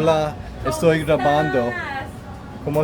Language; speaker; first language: Spanish; non-native, learner; English